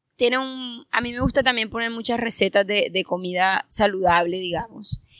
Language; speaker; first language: Spanish; native; Spanish